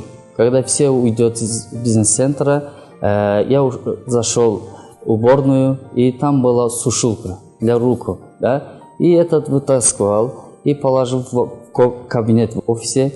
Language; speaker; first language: Russian; non-native, learner; Kyrgyz